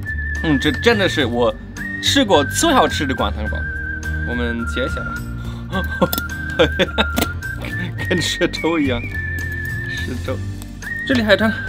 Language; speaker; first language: Chinese; non-native, fluent; German